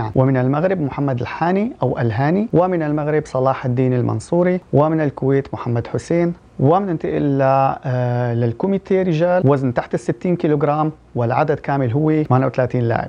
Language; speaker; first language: Arabic; early bilingual, heritage; Arabic